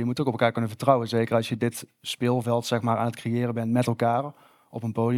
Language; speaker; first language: Dutch; native; Dutch